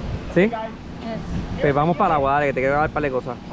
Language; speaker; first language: Spanish; native; Spanish